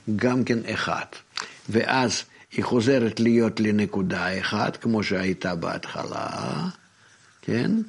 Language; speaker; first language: Hebrew; non-native, fluent; Russian